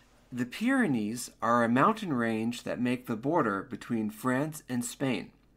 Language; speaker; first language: English; native; English